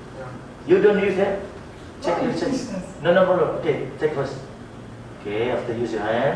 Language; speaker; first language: English; non-native, learner; Malay